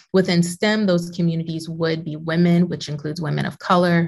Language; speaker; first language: English; native; English